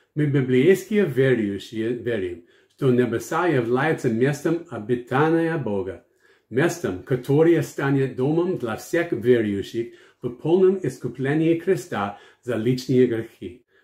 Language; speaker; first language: Russian; non-native, fluent; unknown